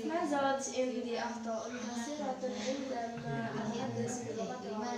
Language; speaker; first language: Arabic; non-native, learner; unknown